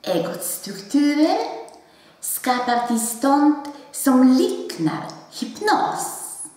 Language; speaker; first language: Swedish; non-native, fluent; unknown